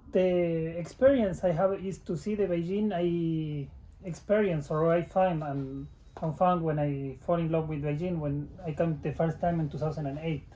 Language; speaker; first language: English; non-native, learner; Spanish